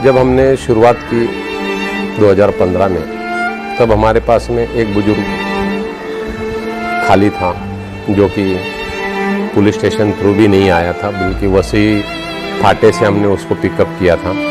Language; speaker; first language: Hindi; native; Hindi